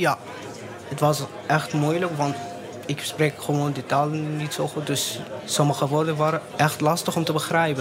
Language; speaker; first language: Dutch; non-native, learner; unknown